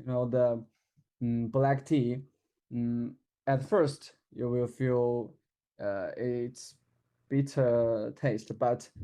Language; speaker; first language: English; non-native, learner; Chinese